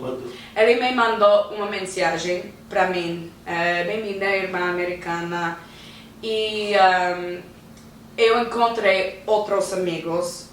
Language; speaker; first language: Portuguese; non-native, learner; English